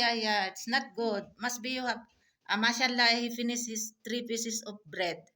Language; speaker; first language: English; non-native, learner; Filipino